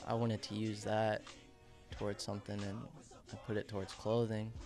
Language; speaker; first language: English; native; English